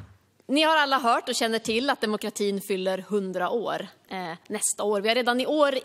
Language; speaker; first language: Swedish; native; Swedish